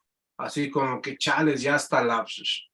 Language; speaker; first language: Spanish; native; Spanish